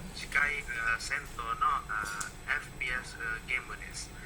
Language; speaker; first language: Japanese; non-native, learner; Indonesian